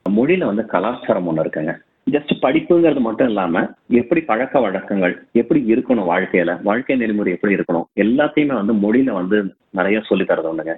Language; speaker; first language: Tamil; non-native, local second language; Telugu